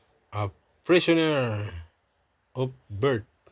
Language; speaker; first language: English; non-native, local second language; Filipino